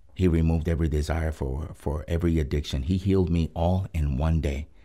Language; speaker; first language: English; early bilingual, other home language; Spanish